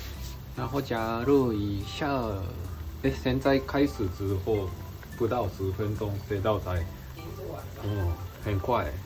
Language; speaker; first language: Chinese; non-native, fluent; Japanese